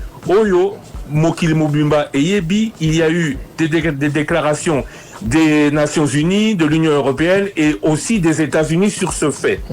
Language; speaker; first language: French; non-native, local second language; Lingala